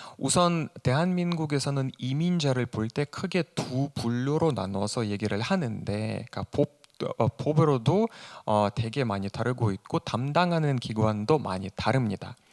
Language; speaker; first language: Korean; non-native, fluent; Russian